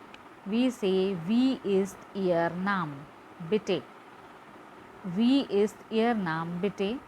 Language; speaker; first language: German; non-native, learner; Hindi